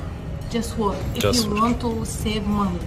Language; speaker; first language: English; non-native, learner; Arabic